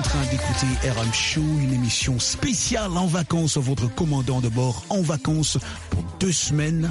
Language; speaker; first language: French; non-native, local second language; Lingala